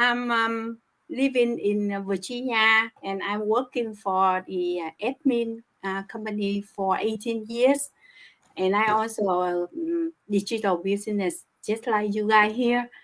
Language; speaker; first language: English; non-native, learner; Vietnamese